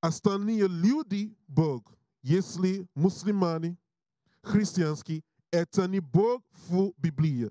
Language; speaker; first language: Russian; non-native, learner; English